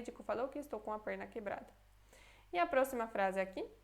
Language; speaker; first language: Portuguese; non-native, fluent; Polish